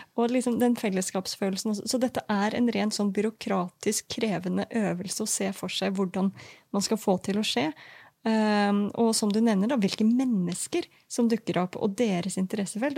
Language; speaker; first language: Norwegian; native; Norwegian